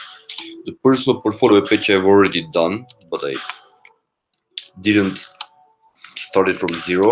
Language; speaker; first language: English; non-native, fluent; Korean